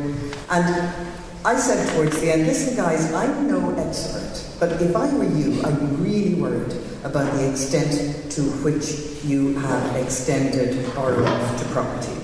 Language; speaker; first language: English; native; English